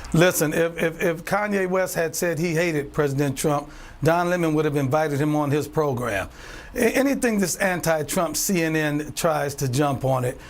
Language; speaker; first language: English; native; English